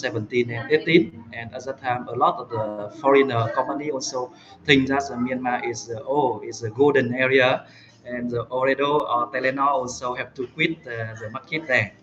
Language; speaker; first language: English; non-native, fluent; Vietnamese